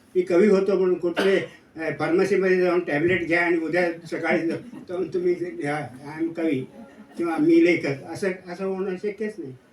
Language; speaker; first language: Marathi; non-native, local second language; Kannada